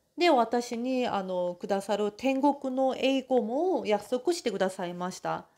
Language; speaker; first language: Japanese; non-native, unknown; Korean